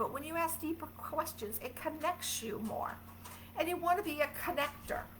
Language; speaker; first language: English; native; English